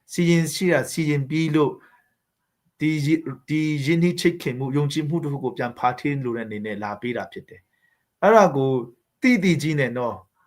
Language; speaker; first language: Burmese; non-native, local second language; Hakha Chin